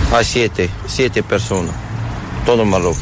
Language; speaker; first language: Spanish; non-native, learner; Arabic